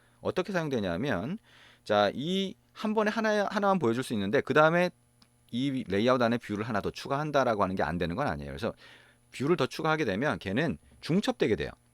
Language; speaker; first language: Korean; native; Korean